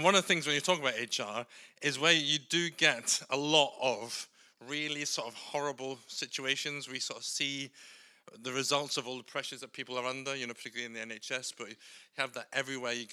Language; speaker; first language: English; native; English